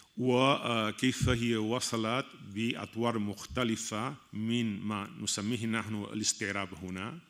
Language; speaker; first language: Arabic; non-native, fluent; Catalan